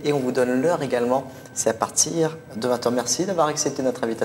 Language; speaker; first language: French; native; French